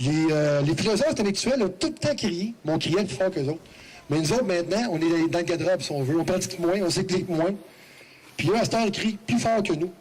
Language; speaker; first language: French; native; French